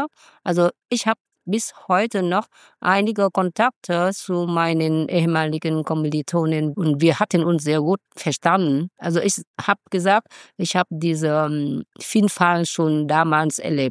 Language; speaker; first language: German; non-native, fluent; Vietnamese